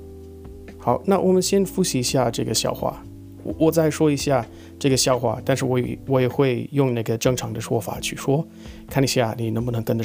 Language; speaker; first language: Chinese; non-native, fluent; English